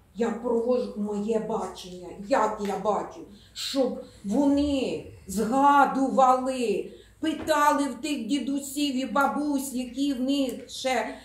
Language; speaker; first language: Ukrainian; native; Ukrainian